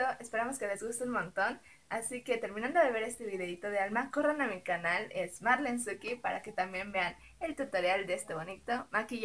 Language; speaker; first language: Spanish; native; Spanish